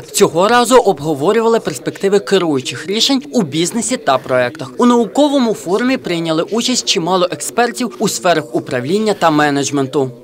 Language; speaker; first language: Ukrainian; native; Ukrainian